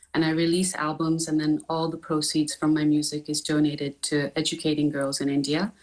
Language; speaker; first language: English; native; English